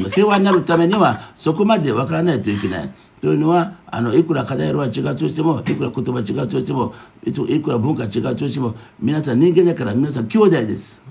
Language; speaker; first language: Japanese; non-native, fluent; Fon